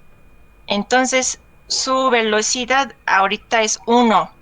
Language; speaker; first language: Spanish; non-native, learner; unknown